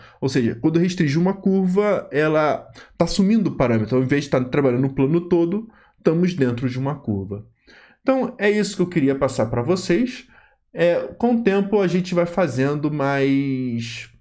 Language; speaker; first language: Portuguese; native; Portuguese